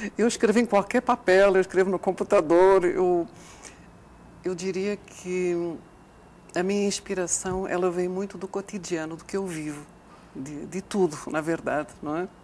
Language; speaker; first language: Portuguese; native; Portuguese